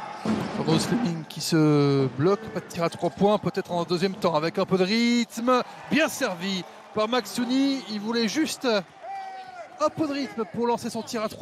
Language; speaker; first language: French; native; French